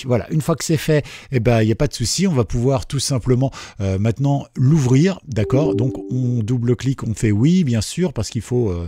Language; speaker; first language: French; native; French